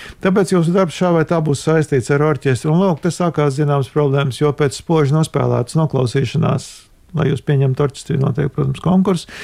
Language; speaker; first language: Latvian; native; Latvian